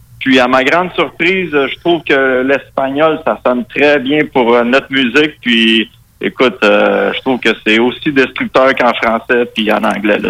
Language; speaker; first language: French; non-native, local second language; Spanish